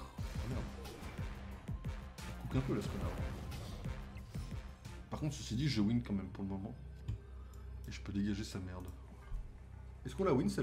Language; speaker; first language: French; native; French